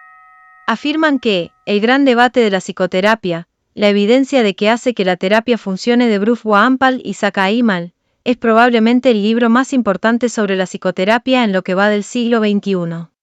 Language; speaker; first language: Spanish; native; Spanish